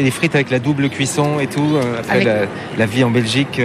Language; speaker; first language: French; native; French